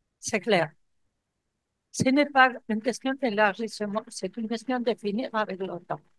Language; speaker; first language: French; non-native, fluent; Spanish